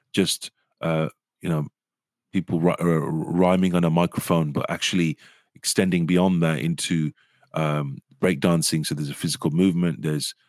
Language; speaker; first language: English; native; English